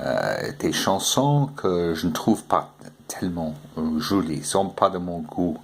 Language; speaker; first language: French; non-native, fluent; English